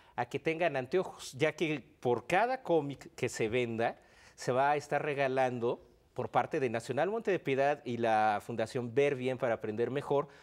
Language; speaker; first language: Spanish; native; Spanish